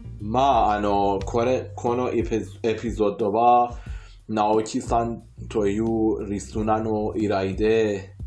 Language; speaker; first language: Japanese; non-native, fluent; Persian